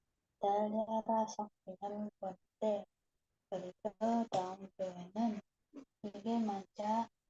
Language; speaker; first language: Korean; non-native, learner; Indonesian